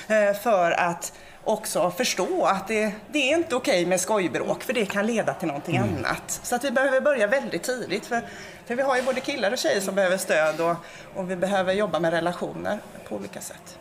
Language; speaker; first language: Swedish; native; Swedish